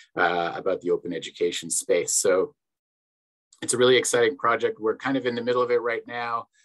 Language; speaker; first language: English; native; English